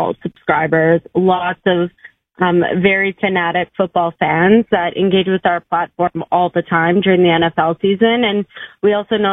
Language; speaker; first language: English; native; English